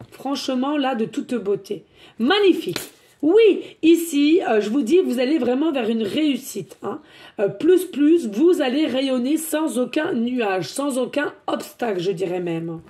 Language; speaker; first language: French; native; French